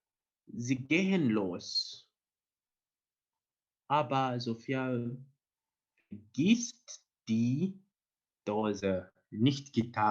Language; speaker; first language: German; non-native, learner; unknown